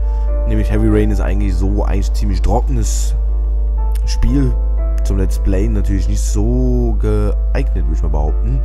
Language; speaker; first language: German; native; German